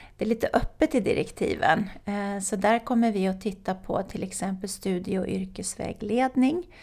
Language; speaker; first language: Swedish; native; Swedish